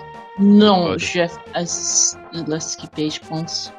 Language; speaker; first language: French; non-native, fluent; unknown